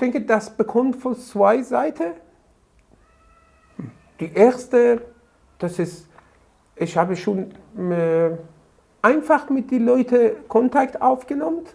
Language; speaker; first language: German; non-native, learner; Persian